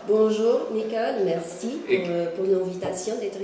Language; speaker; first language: French; non-native, fluent; Portuguese